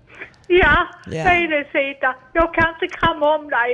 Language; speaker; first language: Swedish; non-native, learner; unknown